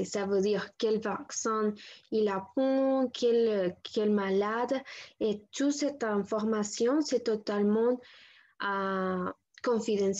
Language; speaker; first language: French; non-native, learner; Spanish